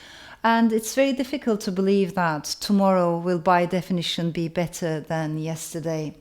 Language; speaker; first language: English; non-native, fluent; Turkish